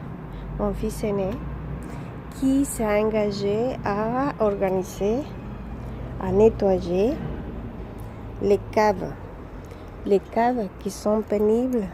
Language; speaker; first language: French; non-native, learner; Spanish